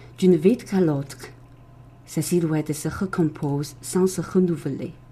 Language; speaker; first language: French; non-native, learner; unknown